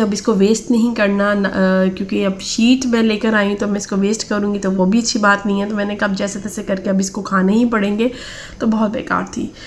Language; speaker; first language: Urdu; native; Urdu